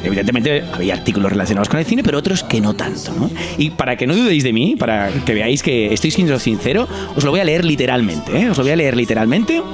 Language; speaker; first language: Spanish; non-native, local second language; Catalan